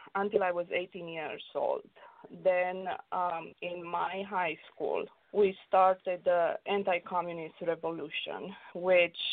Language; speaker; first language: English; non-native, fluent; Romanian